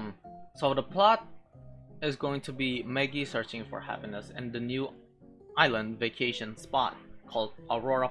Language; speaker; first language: English; non-native, local second language; Filipino